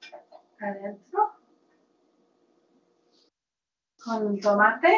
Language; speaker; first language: Spanish; early bilingual, heritage; Spanish